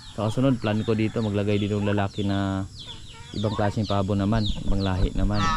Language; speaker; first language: Filipino; non-native, local second language; Cebuano